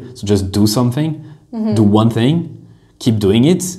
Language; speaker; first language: English; non-native, fluent; French